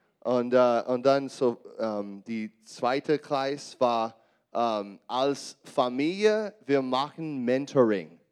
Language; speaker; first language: German; non-native, learner; English